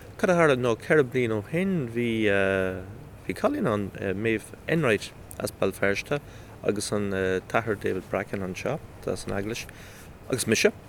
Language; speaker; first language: Irish; native; Irish